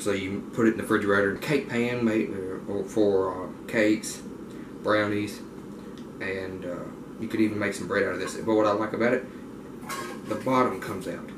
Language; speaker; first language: English; native; English